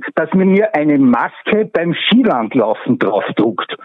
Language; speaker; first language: German; native; German